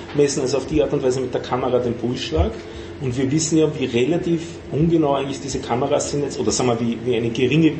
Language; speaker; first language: German; native; German